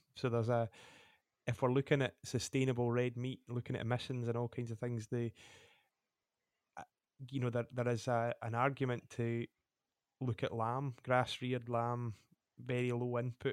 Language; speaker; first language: English; native; English